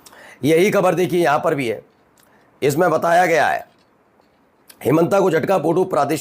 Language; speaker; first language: Hindi; native; Hindi